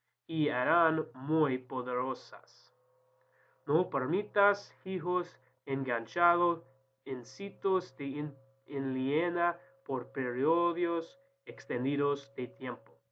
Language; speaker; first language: Spanish; non-native, learner; English